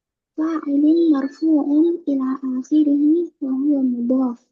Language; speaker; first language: Arabic; non-native, learner; Indonesian